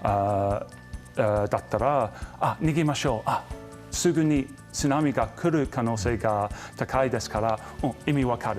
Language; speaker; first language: Japanese; non-native, fluent; English